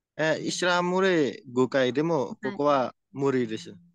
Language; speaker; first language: Japanese; non-native, fluent; Indonesian